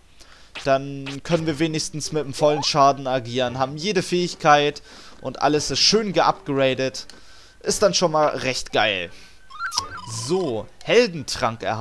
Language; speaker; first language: German; native; German